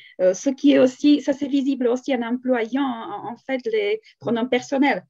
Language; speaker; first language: French; non-native, fluent; Slovak